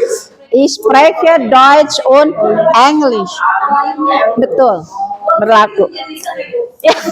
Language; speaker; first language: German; non-native, learner; Indonesian